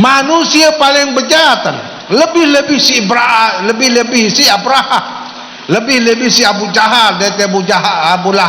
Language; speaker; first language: Indonesian; non-native, local second language; Sasak